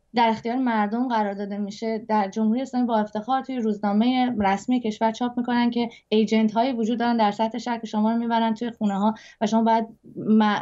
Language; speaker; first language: Persian; native; Persian